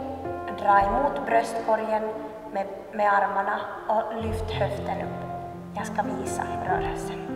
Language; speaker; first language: Swedish; non-native, local second language; Finnish